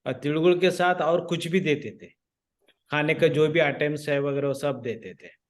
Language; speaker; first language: Hindi; non-native, local second language; Marathi